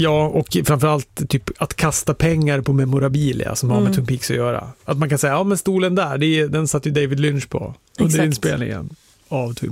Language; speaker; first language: Swedish; native; Swedish